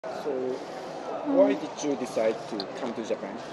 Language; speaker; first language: English; non-native, fluent; Japanese